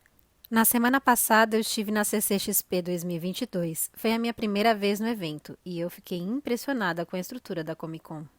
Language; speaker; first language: Portuguese; native; Portuguese